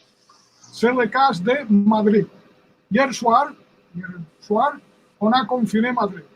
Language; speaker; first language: French; non-native, fluent; Spanish